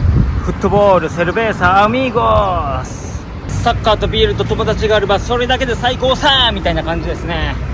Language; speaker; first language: Japanese; native; Japanese